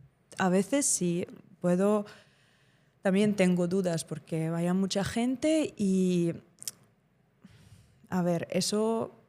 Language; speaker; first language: Spanish; non-native, fluent; Ukrainian